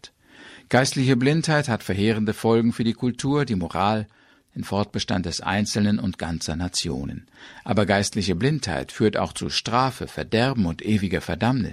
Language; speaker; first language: German; native; German